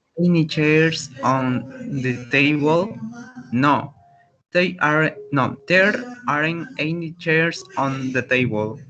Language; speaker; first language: English; non-native, learner; Spanish